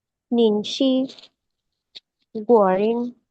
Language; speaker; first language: Chinese; non-native, learner; Bangla